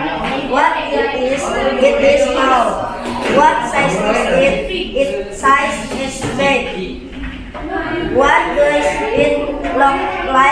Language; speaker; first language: English; non-native, learner; Indonesian